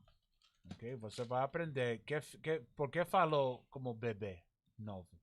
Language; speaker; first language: Portuguese; non-native, learner; English